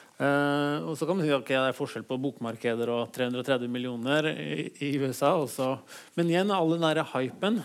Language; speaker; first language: Norwegian; native; Norwegian